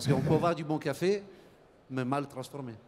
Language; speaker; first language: French; native; French